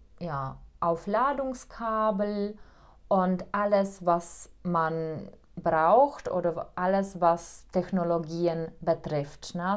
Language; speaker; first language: German; non-native, fluent; Czech